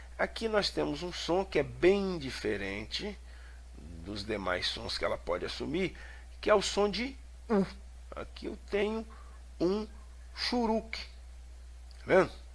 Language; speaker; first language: Portuguese; native; Portuguese